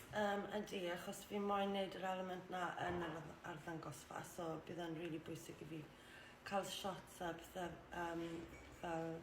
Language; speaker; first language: Welsh; non-native, learner; English